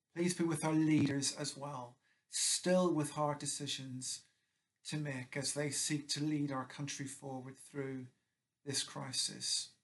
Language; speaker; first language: English; native; English